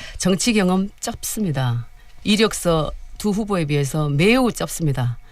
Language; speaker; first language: Korean; native; Korean